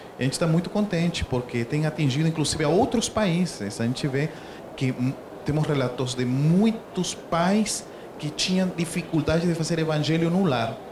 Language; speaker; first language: Portuguese; non-native, fluent; Spanish